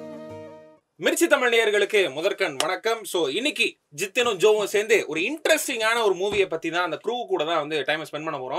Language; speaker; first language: Tamil; native; Tamil